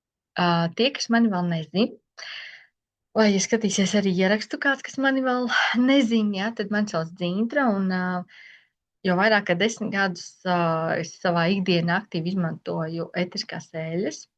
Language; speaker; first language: Latvian; native; Latvian